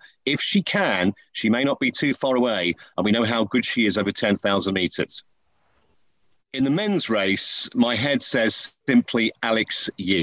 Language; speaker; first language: English; native; English